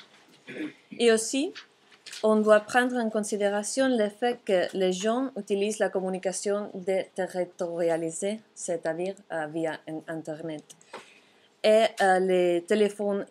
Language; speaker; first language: French; non-native, fluent; Catalan